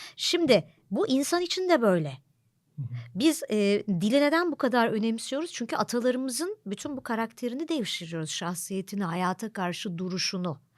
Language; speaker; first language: Turkish; native; Turkish